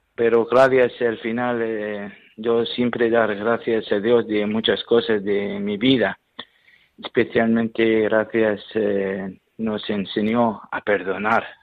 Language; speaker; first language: Spanish; non-native, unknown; Syriac